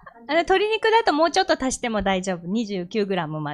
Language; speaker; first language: Japanese; non-native, fluent; Korean